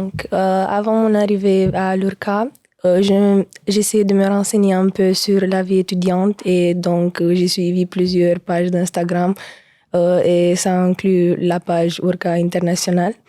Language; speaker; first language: French; non-native, learner; Romanian